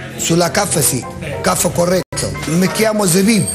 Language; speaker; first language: Italian; non-native, local second language; Tigrinya